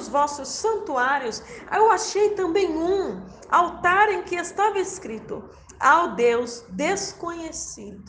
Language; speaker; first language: Portuguese; native; Portuguese